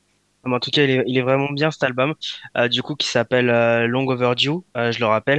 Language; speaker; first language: French; native; French